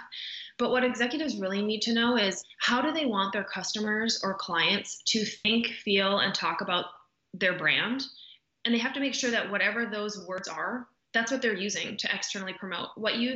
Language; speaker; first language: English; native; English